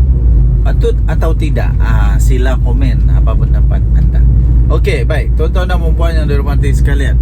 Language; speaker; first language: Malay; native; Malay